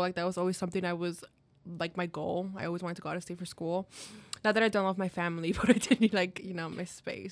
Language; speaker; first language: English; early bilingual, other home language; Spanish